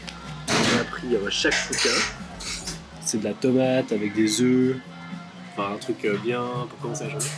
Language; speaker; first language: French; native; French